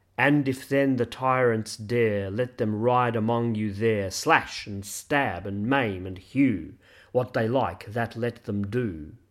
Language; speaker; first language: English; native; English